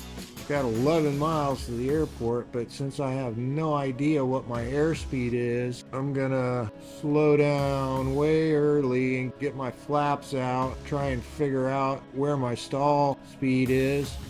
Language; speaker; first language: English; native; English